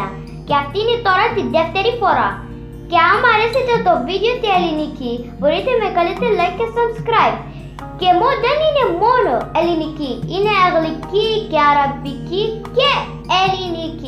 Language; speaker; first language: Greek; non-native, learner; Arabic